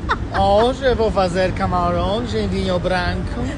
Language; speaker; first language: Portuguese; non-native, learner; Polish